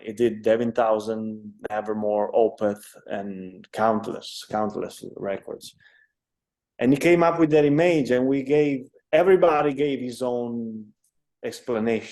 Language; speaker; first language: English; non-native, fluent; Italian